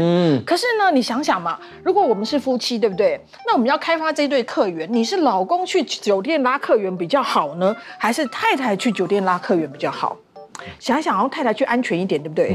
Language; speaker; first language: Chinese; native; Chinese